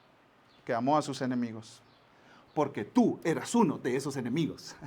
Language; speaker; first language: Spanish; native; Spanish